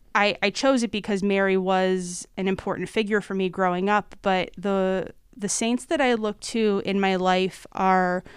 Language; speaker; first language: English; native; English